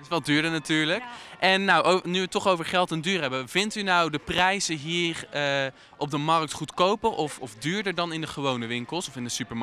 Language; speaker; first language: Dutch; native; Dutch